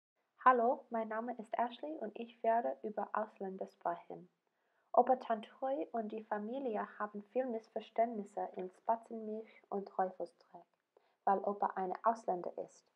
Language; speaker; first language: German; non-native, learner; English